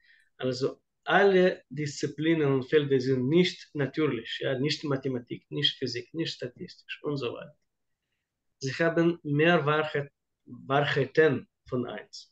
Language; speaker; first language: German; non-native, fluent; Russian